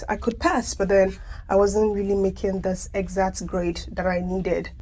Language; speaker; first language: English; non-native, local second language; Igbo